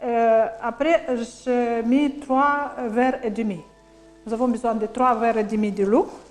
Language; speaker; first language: French; non-native, learner; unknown